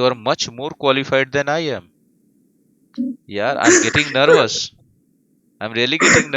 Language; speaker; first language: English; non-native, fluent; Hindi